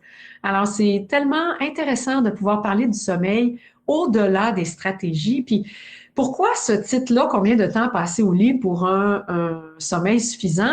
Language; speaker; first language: French; native; French